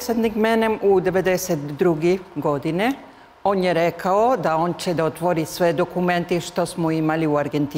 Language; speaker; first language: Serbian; early bilingual, heritage; Spanish